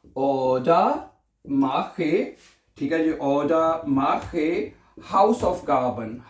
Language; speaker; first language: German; non-native, fluent; Urdu